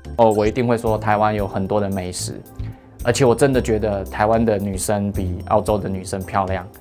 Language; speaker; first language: Chinese; early bilingual, heritage; Chinese